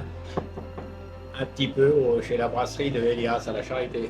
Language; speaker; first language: French; native; French